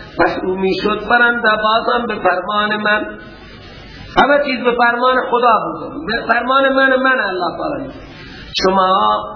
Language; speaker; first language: Persian; non-native, local second language; Baluchi